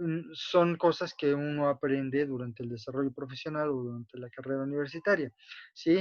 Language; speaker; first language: Spanish; native; Spanish